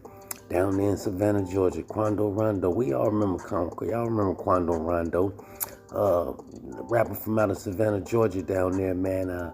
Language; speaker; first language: English; native; English